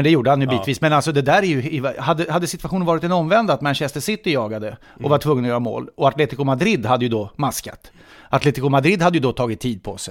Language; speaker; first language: Swedish; native; Swedish